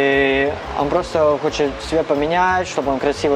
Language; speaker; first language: Russian; non-native, learner; Cantonese